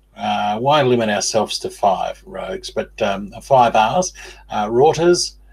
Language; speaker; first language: English; native; English